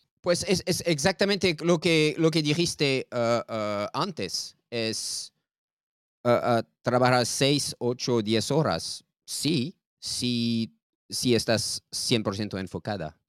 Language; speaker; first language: Spanish; non-native, learner; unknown